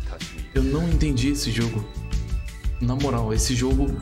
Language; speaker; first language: Portuguese; native; Portuguese